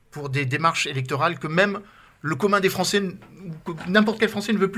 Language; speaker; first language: French; native; French